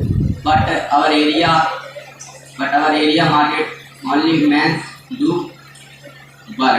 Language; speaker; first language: English; non-native, learner; Hindi